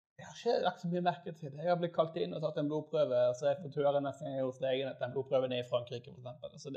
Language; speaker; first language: Norwegian; native; Norwegian